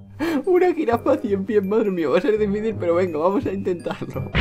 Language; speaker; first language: Spanish; native; Spanish